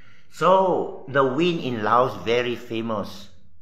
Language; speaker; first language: English; non-native, local second language; Min Nan Chinese